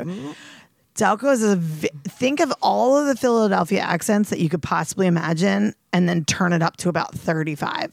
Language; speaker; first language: English; native; English